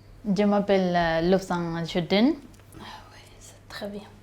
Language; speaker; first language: French; non-native, learner; Tibetan